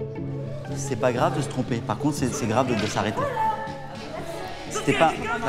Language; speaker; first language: French; native; French